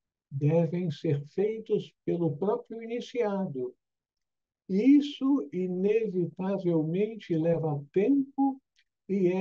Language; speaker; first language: Portuguese; native; Portuguese